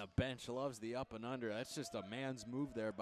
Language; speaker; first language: English; native; English